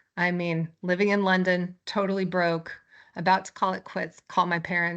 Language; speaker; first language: English; native; English